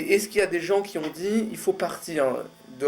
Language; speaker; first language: French; native; French